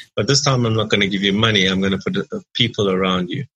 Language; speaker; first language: English; native; English